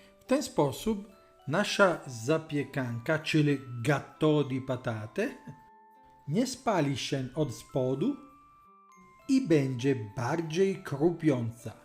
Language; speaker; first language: Polish; non-native, learner; Italian